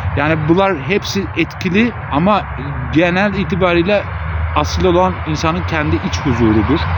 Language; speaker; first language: Turkish; non-native, fluent; Azerbaijani